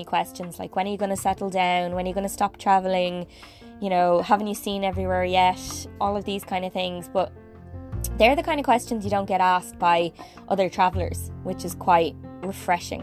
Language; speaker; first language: English; native; English